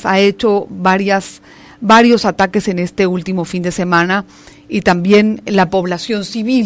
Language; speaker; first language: Spanish; native; Spanish